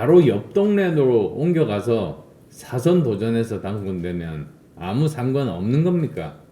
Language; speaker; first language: Korean; native; Korean